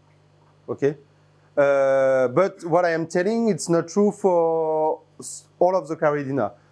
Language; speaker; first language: English; non-native, fluent; French